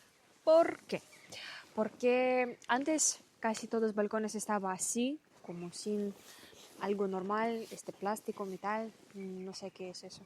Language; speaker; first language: Spanish; non-native, learner; Russian